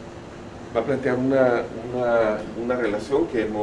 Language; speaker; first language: Spanish; native; Spanish